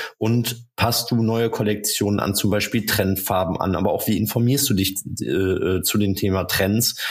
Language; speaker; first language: German; native; German